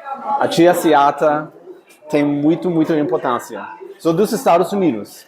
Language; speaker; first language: Portuguese; non-native, fluent; English